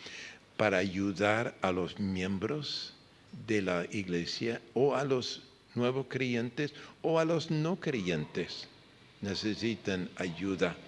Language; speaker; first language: Spanish; non-native, fluent; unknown